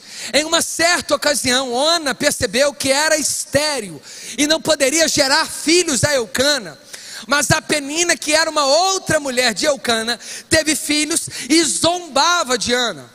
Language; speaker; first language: Portuguese; native; Portuguese